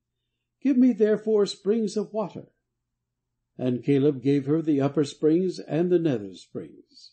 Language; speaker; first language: English; native; English